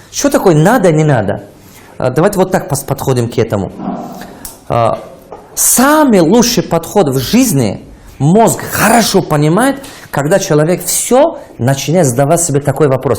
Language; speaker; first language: Russian; non-native, local second language; Tajik